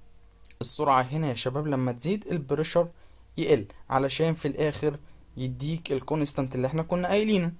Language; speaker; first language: Arabic; native; Arabic